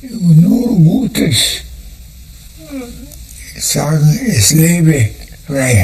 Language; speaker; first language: German; non-native, fluent; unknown